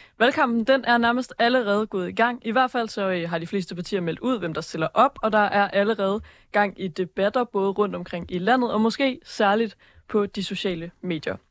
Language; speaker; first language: Danish; native; Danish